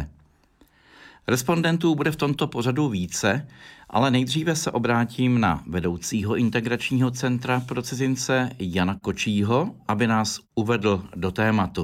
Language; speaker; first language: Czech; native; Czech